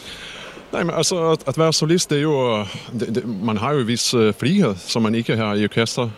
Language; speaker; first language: Danish; non-native, fluent; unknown